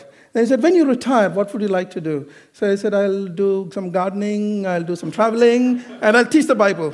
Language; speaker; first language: English; non-native, local second language; Malayalam